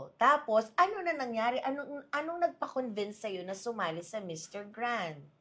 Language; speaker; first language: Filipino; native; Filipino